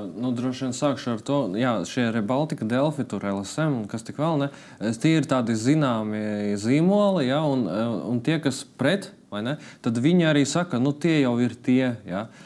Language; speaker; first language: Latvian; non-native, local second language; Russian